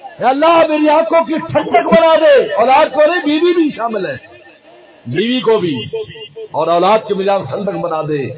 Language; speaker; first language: Urdu; non-native, local second language; Pashto